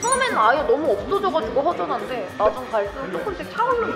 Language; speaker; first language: Korean; native; Korean